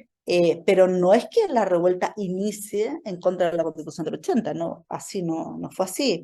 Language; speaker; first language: Spanish; native; Spanish